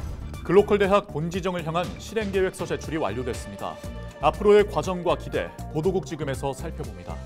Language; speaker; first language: Korean; native; Korean